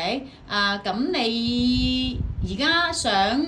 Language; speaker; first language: Cantonese; native; Cantonese